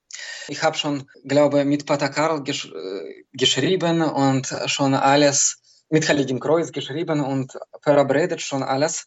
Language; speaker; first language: German; non-native, learner; Belarusian